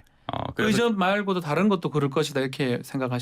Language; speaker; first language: Korean; native; Korean